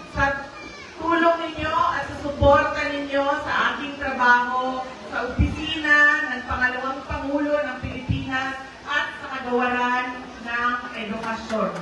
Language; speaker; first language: Filipino; non-native, local second language; Cebuano